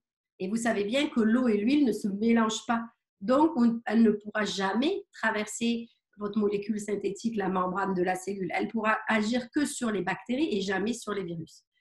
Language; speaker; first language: French; native; French